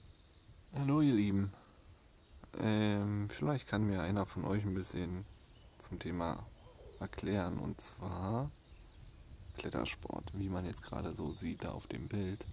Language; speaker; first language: German; native; German